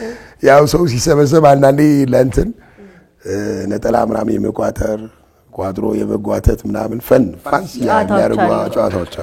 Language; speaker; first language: Amharic; non-native, local second language; Tigrinya